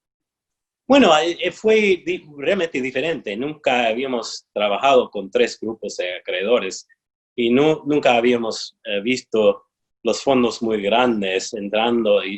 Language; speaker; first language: Spanish; non-native, fluent; English